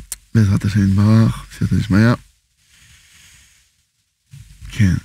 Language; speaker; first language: Hebrew; non-native, fluent; French